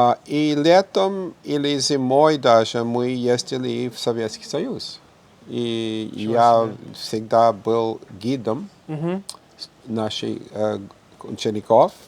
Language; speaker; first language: Russian; non-native, fluent; English